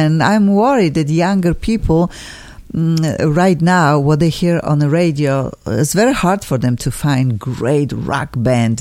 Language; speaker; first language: English; non-native, fluent; Polish